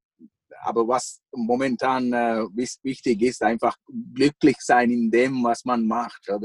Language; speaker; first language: German; non-native, fluent; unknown